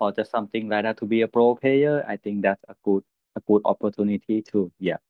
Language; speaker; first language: English; non-native, learner; Thai